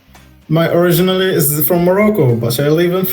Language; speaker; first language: English; non-native, learner; Arabic